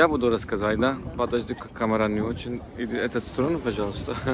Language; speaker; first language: Russian; non-native, learner; Turkish